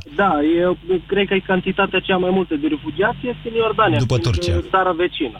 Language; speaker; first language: Romanian; early bilingual, heritage; Arabic